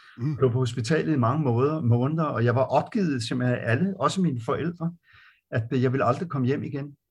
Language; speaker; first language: Danish; native; Danish